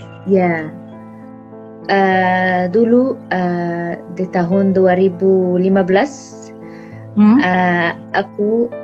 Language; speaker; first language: Indonesian; non-native, fluent; Arabic